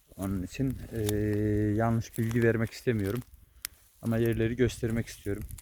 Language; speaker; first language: Turkish; native; Turkish